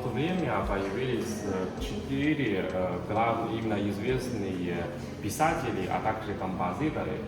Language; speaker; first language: Russian; non-native, learner; Chinese